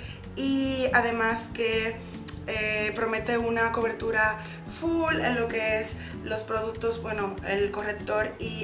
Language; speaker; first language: Spanish; native; Spanish